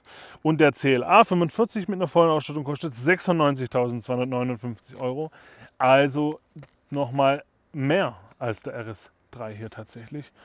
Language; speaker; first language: German; native; German